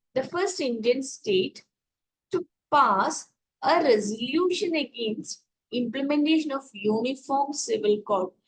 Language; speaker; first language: English; non-native, local second language; Malayalam